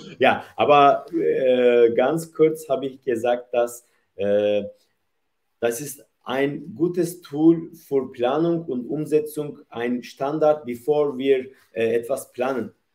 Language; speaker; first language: German; non-native, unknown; Turkish